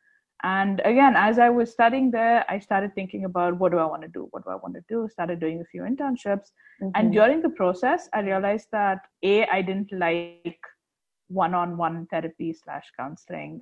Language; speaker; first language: English; non-native, local second language; Tamil